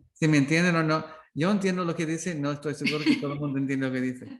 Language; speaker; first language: Spanish; non-native, learner; English